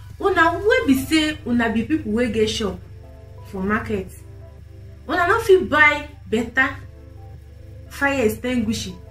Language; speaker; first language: Nigerian Pidgin; non-native, local second language; Igbo